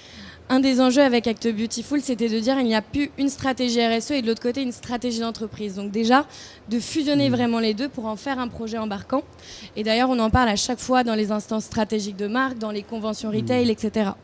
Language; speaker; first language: French; native; French